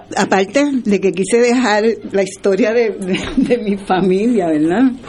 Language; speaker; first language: Spanish; native; Spanish